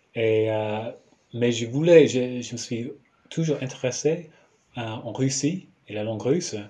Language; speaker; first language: French; non-native, fluent; English